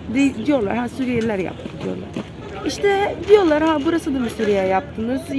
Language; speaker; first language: Turkish; non-native, fluent; Arabic